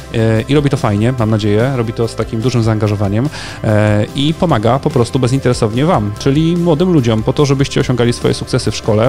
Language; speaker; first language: Polish; native; Polish